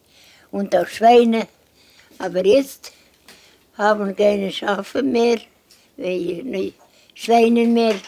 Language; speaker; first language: German; non-native, learner; Estonian